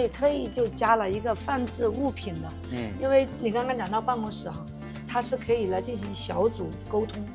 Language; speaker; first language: Chinese; native; Chinese